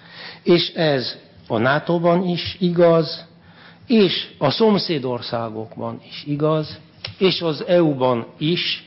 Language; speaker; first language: Hungarian; non-native, fluent; French